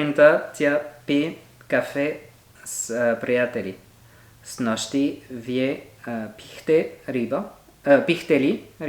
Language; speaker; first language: Bulgarian; non-native, learner; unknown